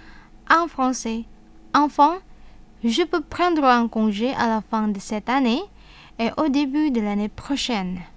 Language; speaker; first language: French; non-native, fluent; Indonesian